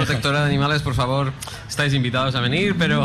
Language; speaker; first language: Spanish; native; Spanish